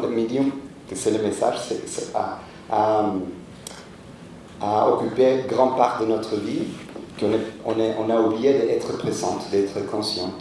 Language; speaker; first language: French; non-native, fluent; Spanish